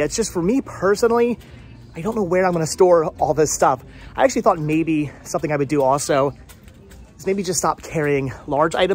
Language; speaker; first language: English; native; English